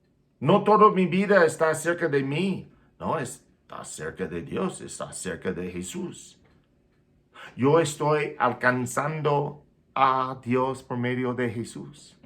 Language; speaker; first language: Spanish; non-native, fluent; English